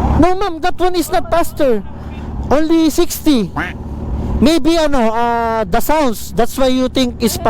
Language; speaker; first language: English; non-native, learner; Filipino